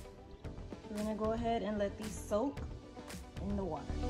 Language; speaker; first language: English; native; English